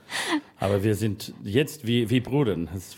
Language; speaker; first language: German; non-native, fluent; English